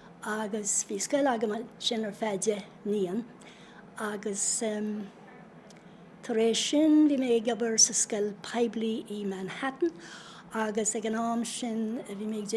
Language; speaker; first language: Irish; non-native, local second language; English